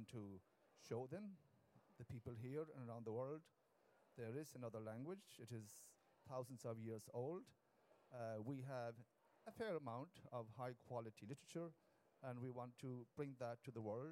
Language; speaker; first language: English; non-native, local second language; Irish